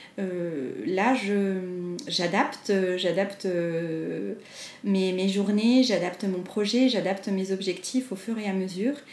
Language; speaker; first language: French; non-native, local second language; Arabic